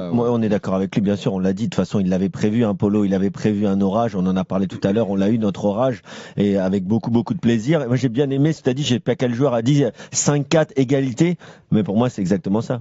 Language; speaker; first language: French; native; French